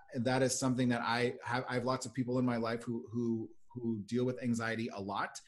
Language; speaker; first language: English; native; English